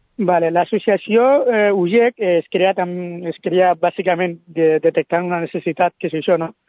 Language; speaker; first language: Catalan; early bilingual, other home language; Spanish